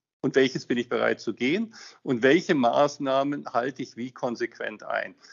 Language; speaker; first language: German; native; German